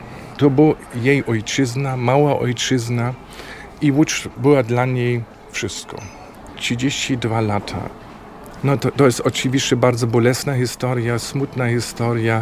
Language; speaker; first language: Polish; non-native, fluent; German